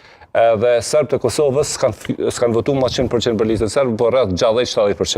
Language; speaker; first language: Albanian; native; Albanian